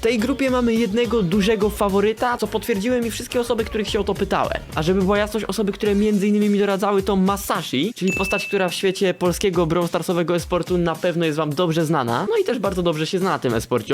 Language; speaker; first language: Polish; native; Polish